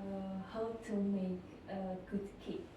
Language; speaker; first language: English; non-native, learner; Indonesian